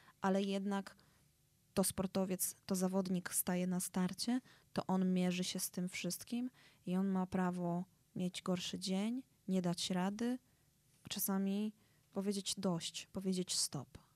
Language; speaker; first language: Polish; native; Polish